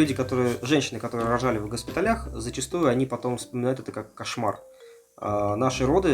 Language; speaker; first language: Russian; native; Russian